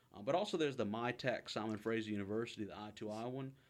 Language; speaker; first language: English; native; English